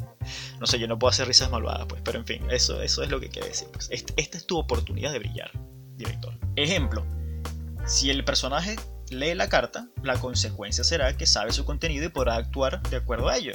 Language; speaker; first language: Spanish; native; Spanish